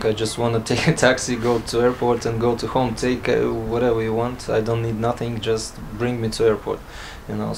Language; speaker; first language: English; non-native, learner; Latvian